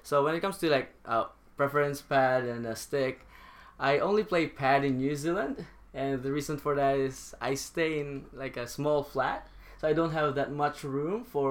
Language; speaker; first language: English; non-native, local second language; Filipino